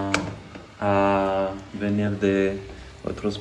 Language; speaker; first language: Spanish; non-native, fluent; French